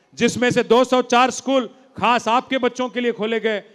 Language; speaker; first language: Hindi; non-native, local second language; Telugu